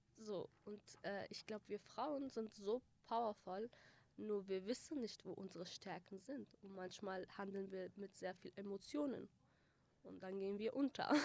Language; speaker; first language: German; early bilingual, other home language; Kurdish